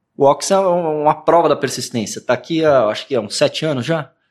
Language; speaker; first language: Portuguese; native; Portuguese